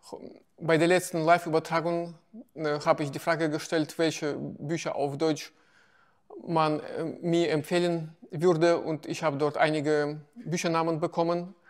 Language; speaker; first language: German; non-native, fluent; Russian